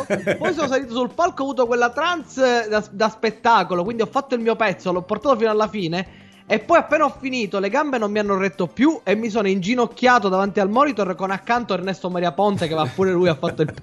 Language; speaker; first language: Italian; native; Italian